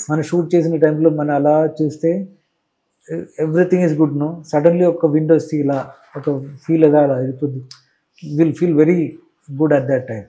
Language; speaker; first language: Telugu; non-native, learner; Malayalam